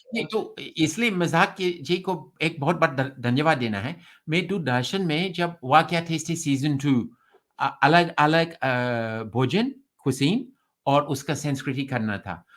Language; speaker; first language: Hindi; non-native, learner; English